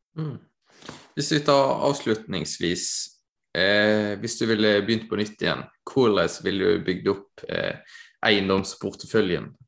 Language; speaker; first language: Norwegian; native; Norwegian